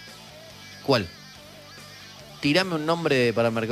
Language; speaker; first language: Spanish; native; Spanish